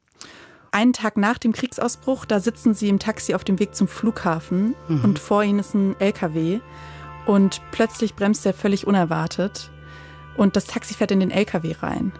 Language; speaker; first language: German; native; German